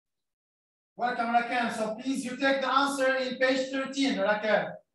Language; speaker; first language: English; non-native, fluent; Arabic